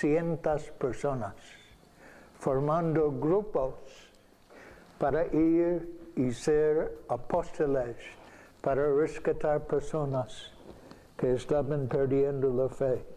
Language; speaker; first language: Spanish; non-native, fluent; English